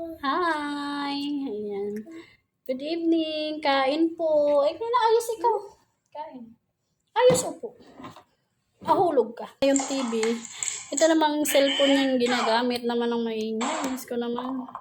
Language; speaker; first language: Filipino; non-native, local second language; Cebuano